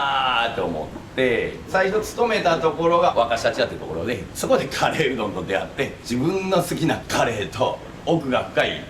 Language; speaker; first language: Japanese; native; Japanese